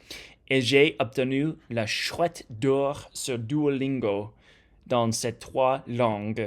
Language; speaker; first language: French; non-native, learner; English